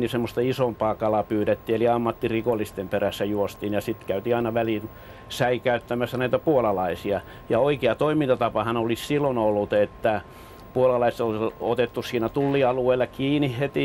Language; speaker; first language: Finnish; native; Finnish